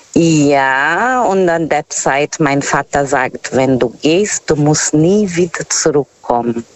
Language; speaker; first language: German; non-native, fluent; Portuguese